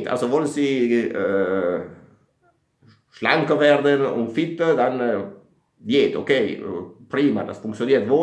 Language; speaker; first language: German; non-native, fluent; Italian